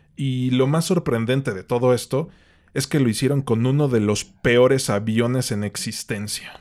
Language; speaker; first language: Spanish; native; Spanish